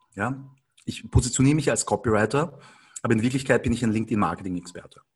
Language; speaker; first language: German; native; German